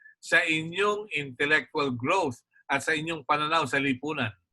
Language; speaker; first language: Filipino; native; Filipino